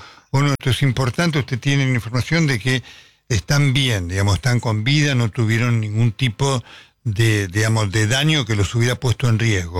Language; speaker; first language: Spanish; native; Spanish